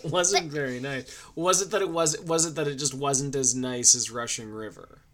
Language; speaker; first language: English; native; English